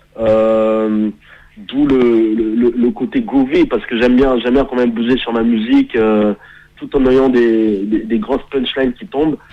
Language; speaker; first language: French; early bilingual, heritage; French